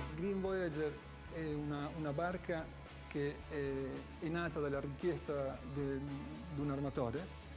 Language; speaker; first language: Italian; non-native, fluent; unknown